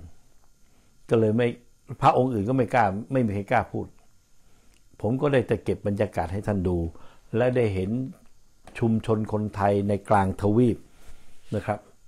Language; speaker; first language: Thai; native; Thai